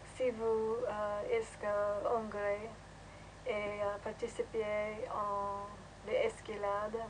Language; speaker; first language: French; non-native, learner; English